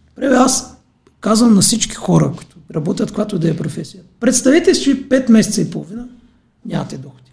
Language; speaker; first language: Bulgarian; native; Bulgarian